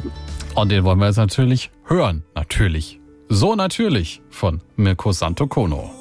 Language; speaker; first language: German; native; German